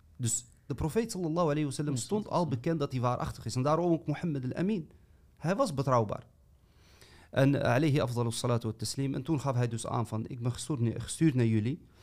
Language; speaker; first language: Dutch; native; Dutch